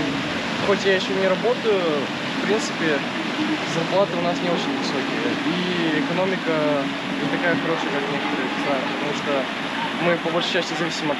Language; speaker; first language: Russian; native; Russian